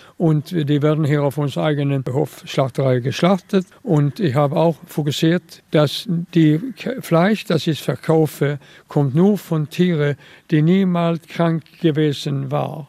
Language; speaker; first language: German; non-native, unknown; Swedish